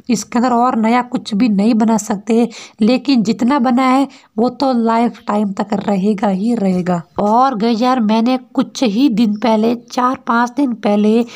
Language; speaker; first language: Hindi; native; Hindi